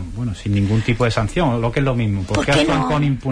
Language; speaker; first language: Spanish; native; Spanish